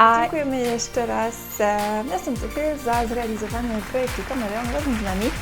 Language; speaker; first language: Polish; non-native, fluent; French